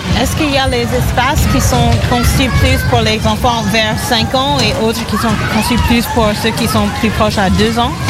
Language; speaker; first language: French; non-native, fluent; English